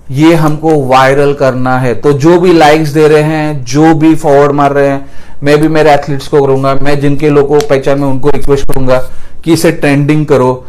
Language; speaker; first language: Hindi; non-native, local second language; Marathi